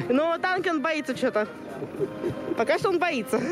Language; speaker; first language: Russian; native; Russian